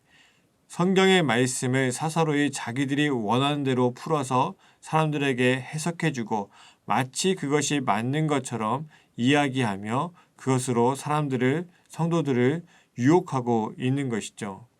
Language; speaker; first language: Korean; native; Korean